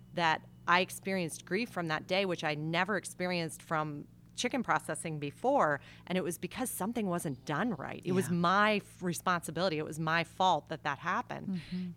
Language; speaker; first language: English; native; English